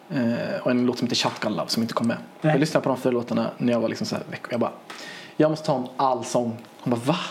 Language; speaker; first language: Swedish; early bilingual, other home language; Persian